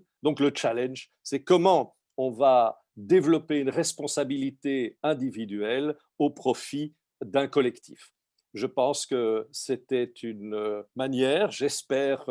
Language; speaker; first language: French; native; French